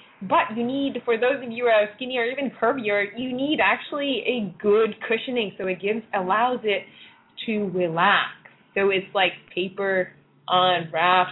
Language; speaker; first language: English; non-native, local second language; Cantonese